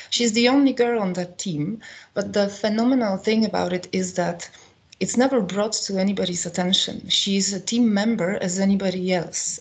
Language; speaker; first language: English; non-native, fluent; Polish